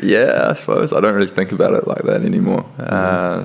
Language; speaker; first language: English; native; English